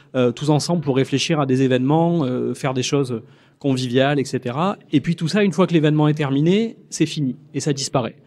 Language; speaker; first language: French; native; French